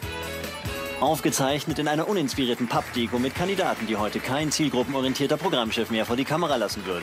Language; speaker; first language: German; native; German